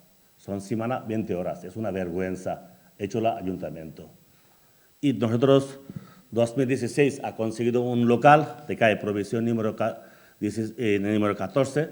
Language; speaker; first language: Spanish; non-native, learner; Bangla